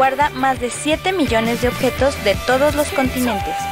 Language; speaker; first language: Spanish; native; Spanish